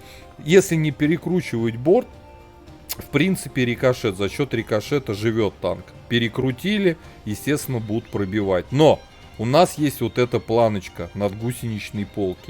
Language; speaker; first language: Russian; native; Russian